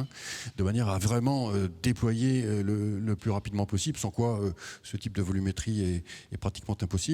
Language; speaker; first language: French; native; French